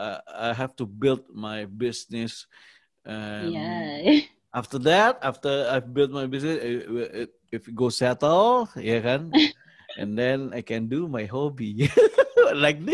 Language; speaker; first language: English; non-native, learner; Indonesian